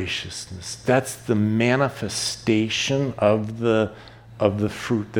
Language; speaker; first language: English; native; English